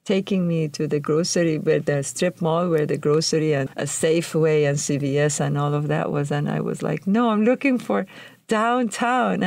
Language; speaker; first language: English; non-native, fluent; Persian